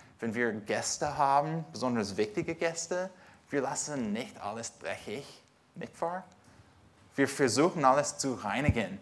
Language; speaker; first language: German; non-native, fluent; English